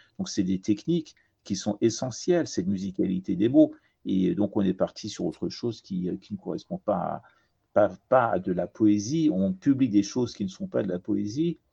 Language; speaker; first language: French; early bilingual, other home language; Persian